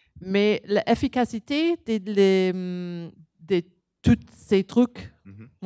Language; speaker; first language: French; non-native, learner; English